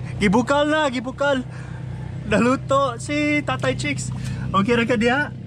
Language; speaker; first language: Cebuano; non-native, fluent; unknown